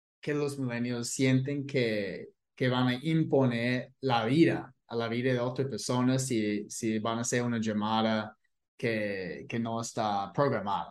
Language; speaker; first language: Spanish; non-native, fluent; English